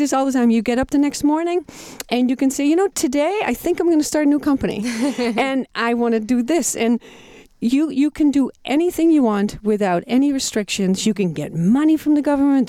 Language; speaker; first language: English; non-native, fluent; Dutch